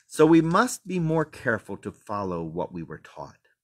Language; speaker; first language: English; native; English